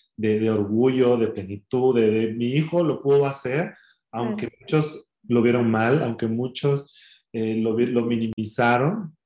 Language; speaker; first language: Spanish; native; Spanish